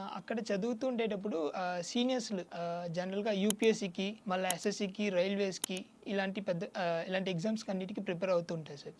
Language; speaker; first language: Telugu; non-native, local second language; Tamil